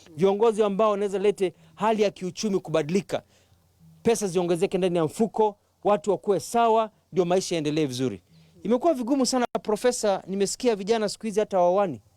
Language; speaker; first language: Swahili; non-native, local second language; Kamba